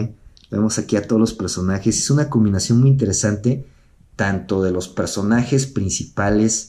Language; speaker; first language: Spanish; native; Spanish